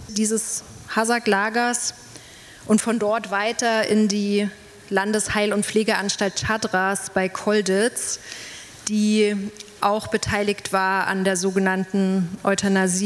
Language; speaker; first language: German; native; German